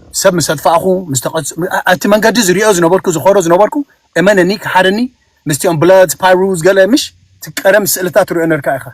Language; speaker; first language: Tigrinya; early bilingual, heritage; Tigrinya